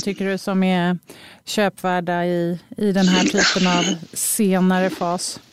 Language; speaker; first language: Swedish; native; Swedish